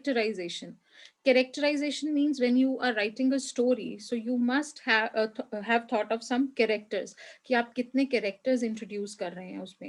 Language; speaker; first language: English; non-native, local second language; Hindi